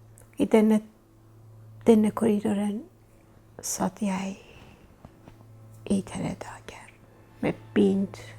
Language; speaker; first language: Norwegian; non-native, fluent; Persian